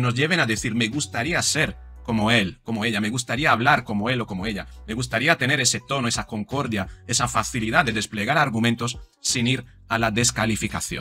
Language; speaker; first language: Spanish; native; Spanish